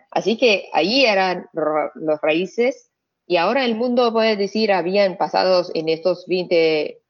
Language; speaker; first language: Spanish; non-native, fluent; Arabic